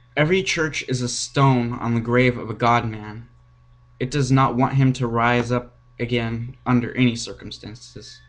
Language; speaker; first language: English; native; English